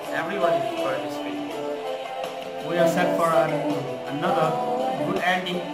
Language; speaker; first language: English; non-native, local second language; Urdu